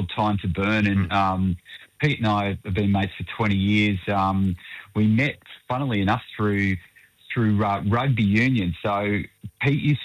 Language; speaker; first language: English; native; English